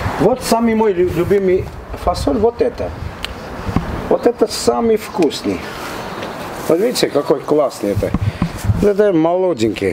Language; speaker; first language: Russian; non-native, fluent; Armenian